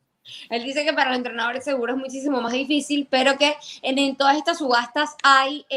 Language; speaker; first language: Spanish; native; Spanish